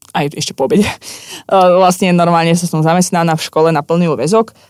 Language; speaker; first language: Slovak; non-native, fluent; Azerbaijani